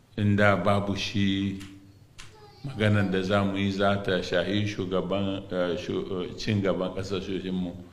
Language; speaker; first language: Hausa; non-native, local second language; Arabic